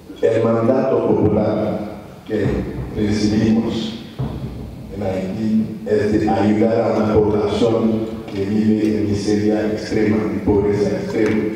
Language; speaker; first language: Spanish; non-native, fluent; French